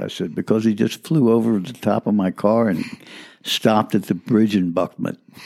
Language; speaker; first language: English; early bilingual, other home language; French